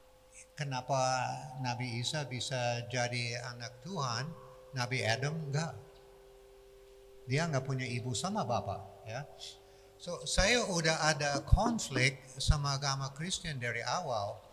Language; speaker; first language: Indonesian; non-native, fluent; English